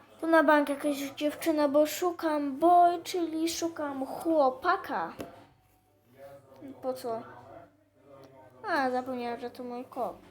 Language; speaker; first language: Polish; native; Polish